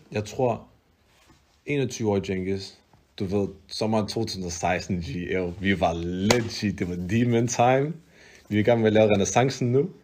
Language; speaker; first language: Danish; early bilingual, other home language; Arabic